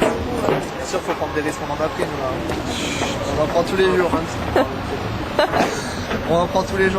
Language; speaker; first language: French; native; French